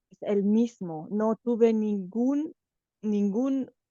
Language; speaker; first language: Spanish; non-native, fluent; Romanian